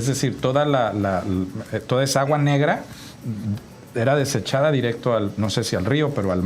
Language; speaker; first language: Spanish; native; Spanish